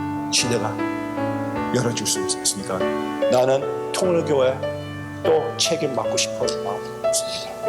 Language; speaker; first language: Korean; early bilingual, heritage; Korean